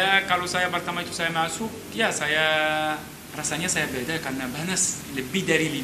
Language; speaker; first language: Indonesian; non-native, learner; Arabic